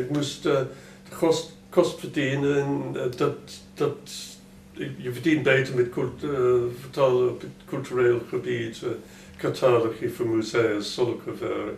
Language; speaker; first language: Dutch; non-native, fluent; English